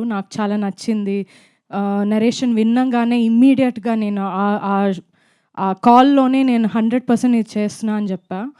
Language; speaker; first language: Telugu; non-native, fluent; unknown